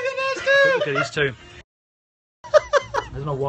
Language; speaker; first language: English; native; English